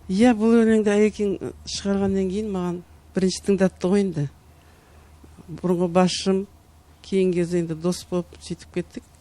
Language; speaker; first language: Kazakh; non-native, local second language; Uyghur